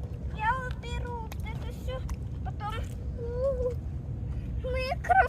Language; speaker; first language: Russian; early bilingual, heritage; Russian